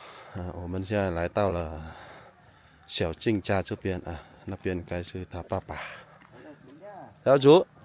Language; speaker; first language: Chinese; non-native, learner; Vietnamese